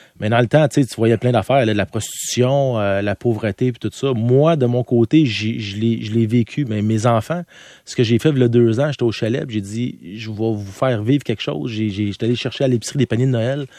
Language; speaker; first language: French; native; French